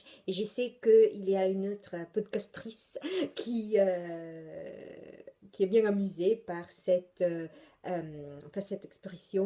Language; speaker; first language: French; non-native, fluent; Italian